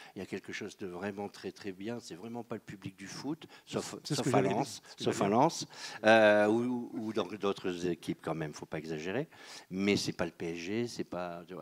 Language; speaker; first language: French; native; French